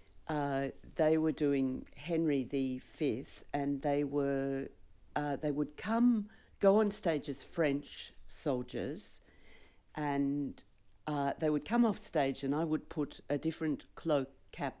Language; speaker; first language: English; native; English